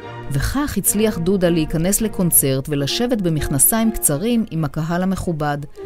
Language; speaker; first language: Hebrew; native; Hebrew